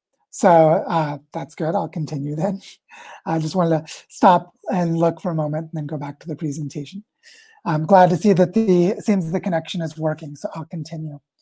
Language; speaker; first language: English; native; English